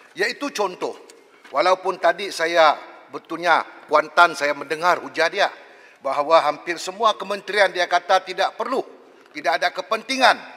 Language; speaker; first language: Malay; native; Malay